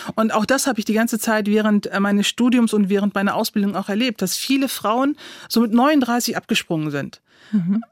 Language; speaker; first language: German; early bilingual, other home language; Turkish